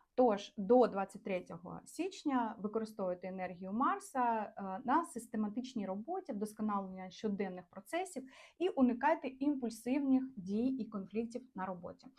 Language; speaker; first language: Ukrainian; non-native, local second language; Russian